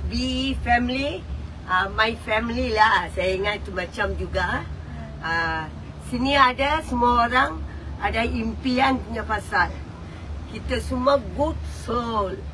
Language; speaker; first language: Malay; non-native, local second language; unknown